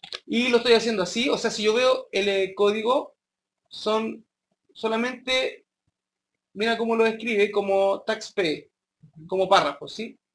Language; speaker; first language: Spanish; native; Spanish